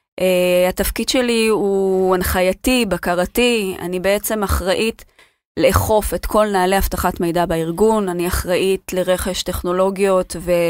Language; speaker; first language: Hebrew; native; Hebrew